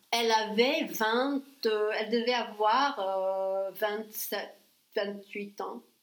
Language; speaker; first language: French; non-native, fluent; English